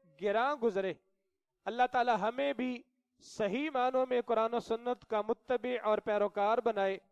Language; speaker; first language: Urdu; non-native, local second language; Punjabi